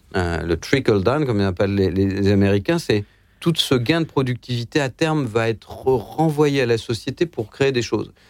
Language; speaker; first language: French; native; French